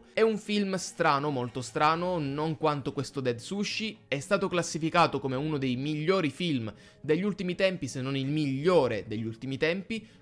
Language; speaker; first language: Italian; native; Italian